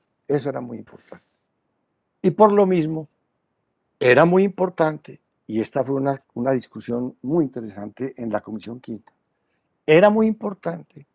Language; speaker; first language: Spanish; native; Spanish